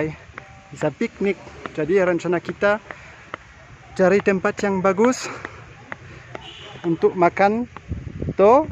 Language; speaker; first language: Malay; non-native, fluent; French